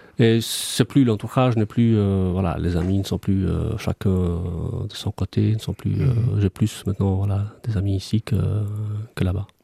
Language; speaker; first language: French; non-native, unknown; Albanian